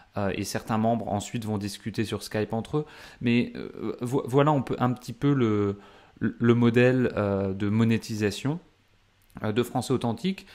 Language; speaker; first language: French; native; French